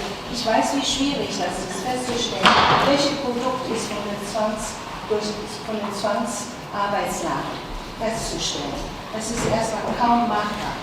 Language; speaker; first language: German; non-native, fluent; Chinese